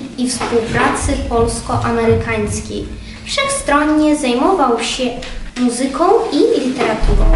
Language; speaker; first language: Polish; non-native, learner; Ukrainian